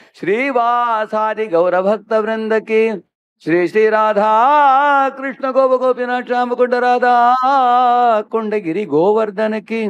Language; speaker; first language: Hindi; native; Hindi